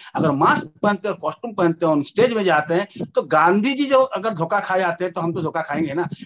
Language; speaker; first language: Hindi; native; Hindi